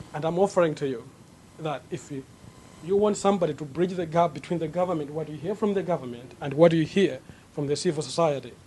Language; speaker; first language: English; non-native, local second language; Nyanja